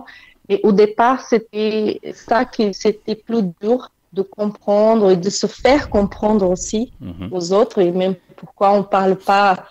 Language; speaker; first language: French; non-native, fluent; Portuguese